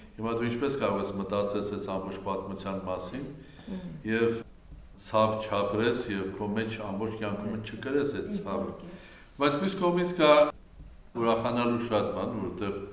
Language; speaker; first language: Armenian; native; Armenian